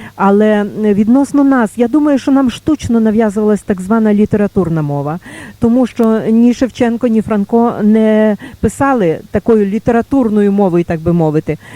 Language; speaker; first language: Ukrainian; native; Ukrainian